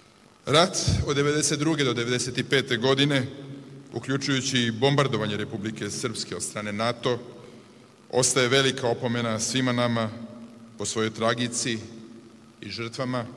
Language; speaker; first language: Serbian; native; Serbian